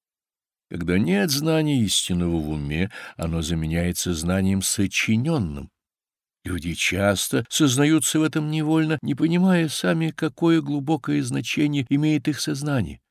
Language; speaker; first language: Russian; native; Russian